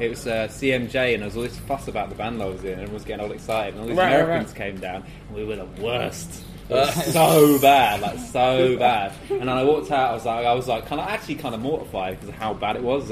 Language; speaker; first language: English; native; English